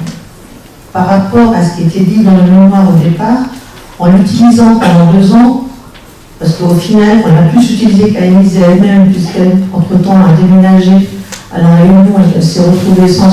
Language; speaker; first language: French; native; French